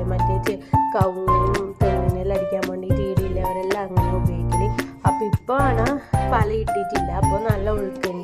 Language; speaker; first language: Malayalam; native; Malayalam